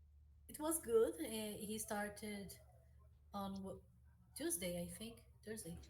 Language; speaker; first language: English; non-native, learner; Portuguese